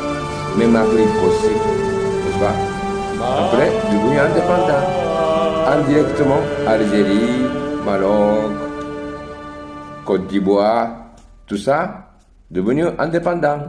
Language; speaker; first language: French; non-native, learner; Japanese